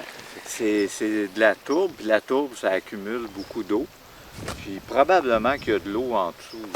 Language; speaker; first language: French; native; French